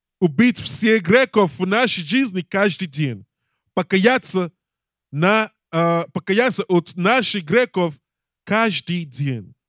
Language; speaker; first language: Russian; non-native, learner; English